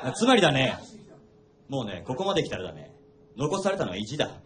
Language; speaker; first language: Japanese; native; Japanese